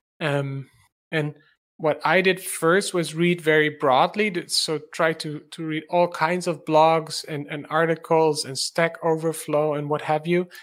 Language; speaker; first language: English; non-native, fluent; Dutch